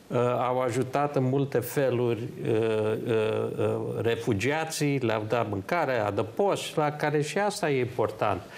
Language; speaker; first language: Romanian; early bilingual, heritage; Romanian